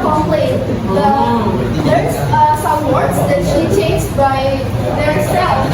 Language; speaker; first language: English; non-native, learner; Indonesian